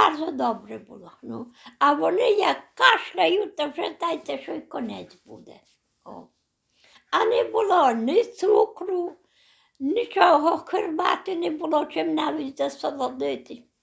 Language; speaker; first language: Polish; non-native, local second language; Belarusian